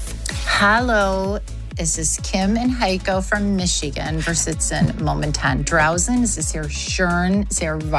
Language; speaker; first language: German; non-native, learner; English